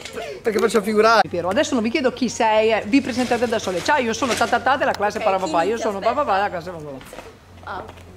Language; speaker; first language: Italian; native; Italian